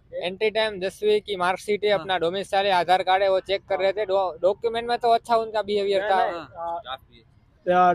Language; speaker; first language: Hindi; non-native, local second language; Gujarati